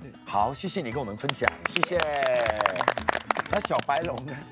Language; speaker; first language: Chinese; native; Chinese